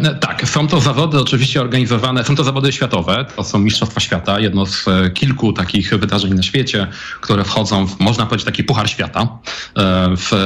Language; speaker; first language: Polish; native; Polish